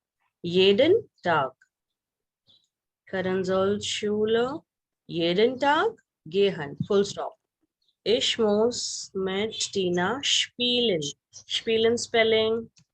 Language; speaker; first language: German; non-native, fluent; Hindi